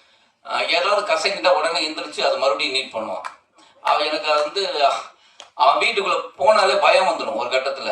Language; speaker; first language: Tamil; native; Tamil